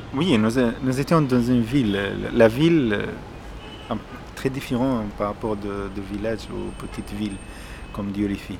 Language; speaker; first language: French; non-native, learner; Arabic